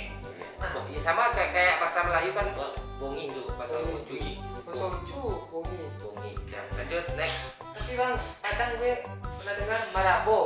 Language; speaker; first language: Indonesian; non-native, local second language; Minangkabau